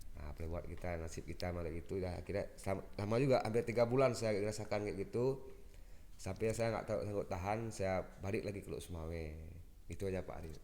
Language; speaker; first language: Indonesian; non-native, local second language; Achinese